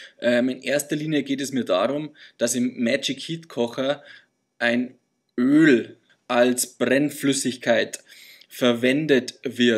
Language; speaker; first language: German; native; German